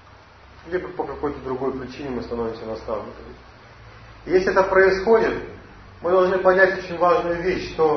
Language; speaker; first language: Russian; native; Russian